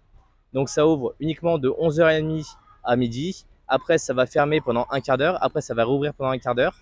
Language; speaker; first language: French; native; French